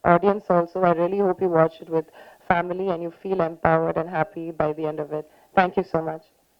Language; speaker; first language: English; non-native, local second language; Tamil